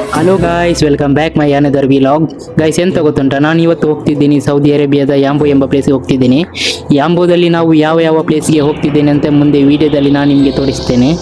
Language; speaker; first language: Kannada; non-native, local second language; Tulu